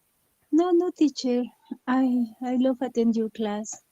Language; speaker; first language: English; non-native, learner; Spanish